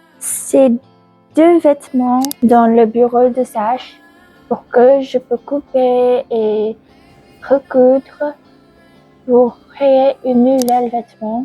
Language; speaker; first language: French; non-native, learner; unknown